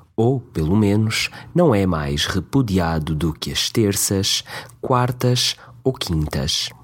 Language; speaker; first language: Portuguese; native; Portuguese